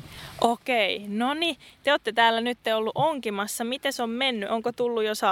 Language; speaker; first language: Finnish; native; Finnish